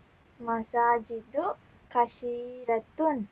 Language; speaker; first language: Arabic; non-native, learner; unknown